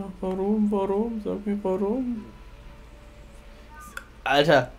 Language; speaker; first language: German; native; German